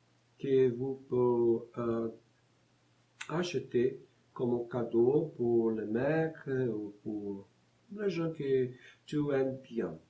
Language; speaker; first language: French; non-native, learner; Portuguese